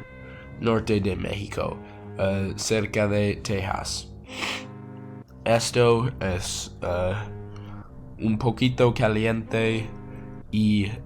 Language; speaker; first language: Spanish; non-native, learner; English